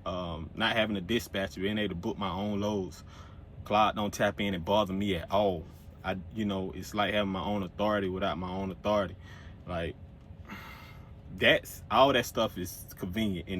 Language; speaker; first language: English; native; English